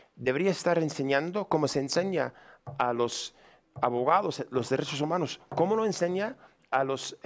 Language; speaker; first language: Spanish; non-native, fluent; English